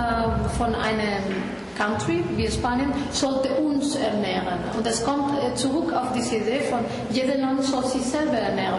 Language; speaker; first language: German; non-native, fluent; Spanish